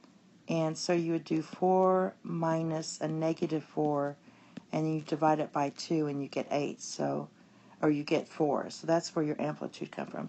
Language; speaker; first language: English; native; English